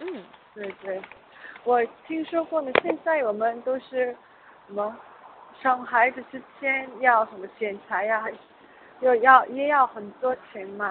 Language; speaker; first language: Chinese; non-native, learner; Korean